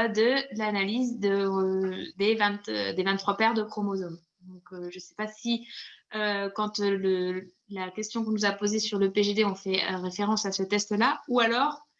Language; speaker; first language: French; native; French